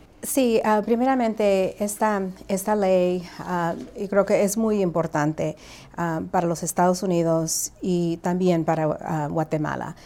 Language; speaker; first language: Spanish; early bilingual, heritage; Spanish